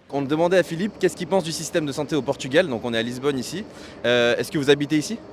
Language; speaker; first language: French; native; French